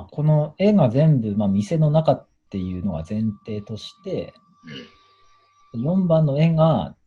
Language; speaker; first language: Japanese; native; Japanese